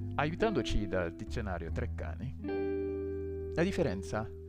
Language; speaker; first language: Italian; non-native, fluent; French